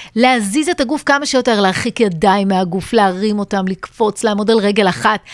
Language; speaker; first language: Hebrew; native; Hebrew